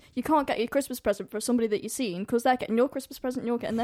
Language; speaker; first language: English; native; English